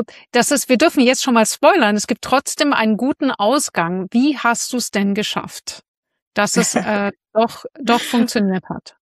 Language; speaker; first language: German; native; German